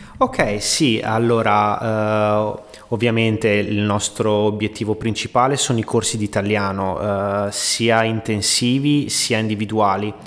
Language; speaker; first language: Italian; native; Italian